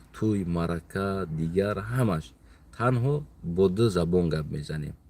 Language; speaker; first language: Tajik; non-native, local second language; Uzbek